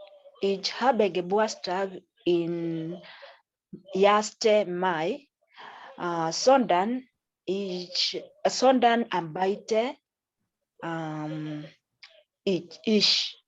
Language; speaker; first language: German; non-native, learner; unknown